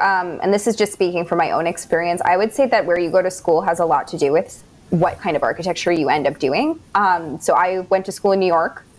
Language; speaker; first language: English; native; English